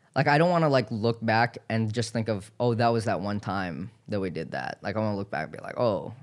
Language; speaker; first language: English; native; English